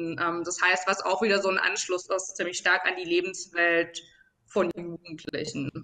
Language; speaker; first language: German; native; German